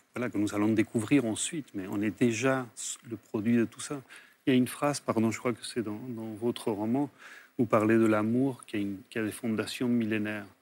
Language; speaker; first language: French; early bilingual, other home language; Spanish